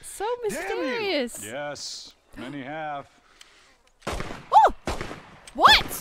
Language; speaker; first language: English; native; English